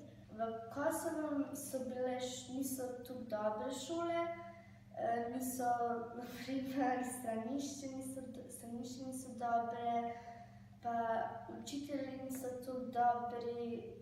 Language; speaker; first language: Slovenian; non-native, learner; Albanian